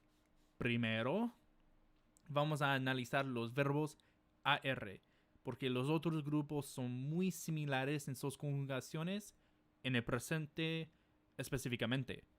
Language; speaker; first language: Spanish; non-native, fluent; English